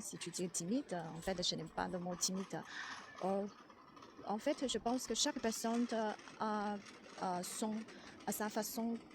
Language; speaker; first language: French; non-native, learner; Chinese